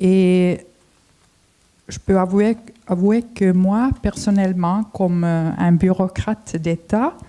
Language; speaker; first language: French; non-native, fluent; Finnish